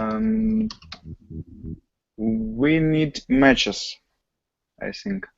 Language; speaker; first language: English; non-native, learner; Russian